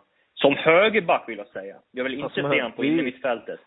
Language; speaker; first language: Swedish; native; Swedish